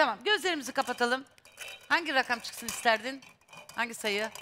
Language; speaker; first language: Turkish; native; Turkish